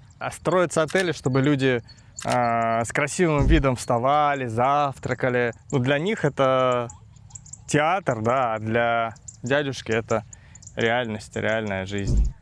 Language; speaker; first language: Russian; native; Russian